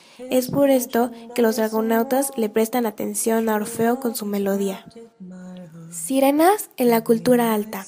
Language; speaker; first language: Spanish; native; Spanish